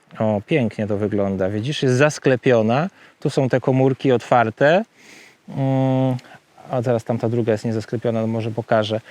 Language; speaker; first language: Polish; native; Polish